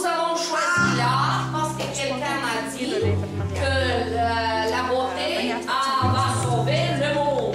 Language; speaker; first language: French; non-native, fluent; Latvian